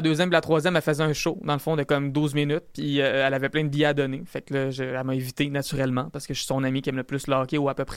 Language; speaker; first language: French; native; French